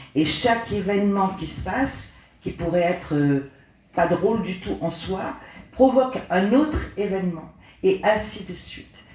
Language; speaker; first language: French; native; French